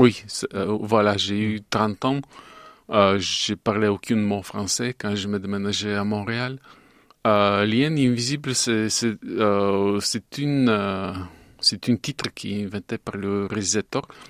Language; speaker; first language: French; non-native, fluent; Bulgarian